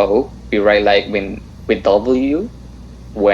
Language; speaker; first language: English; non-native, fluent; Spanish